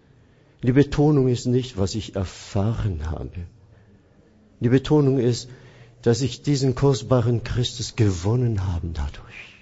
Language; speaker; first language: German; non-native, fluent; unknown